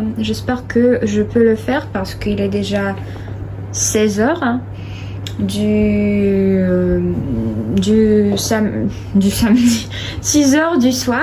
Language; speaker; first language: French; non-native, fluent; Russian